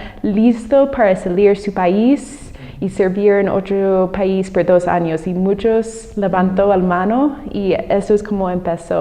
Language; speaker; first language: Spanish; non-native, fluent; English